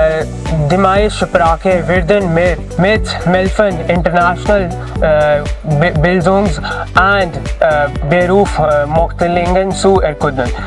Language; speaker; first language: German; non-native, learner; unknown